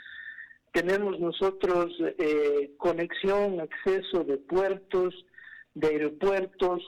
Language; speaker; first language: Spanish; native; Spanish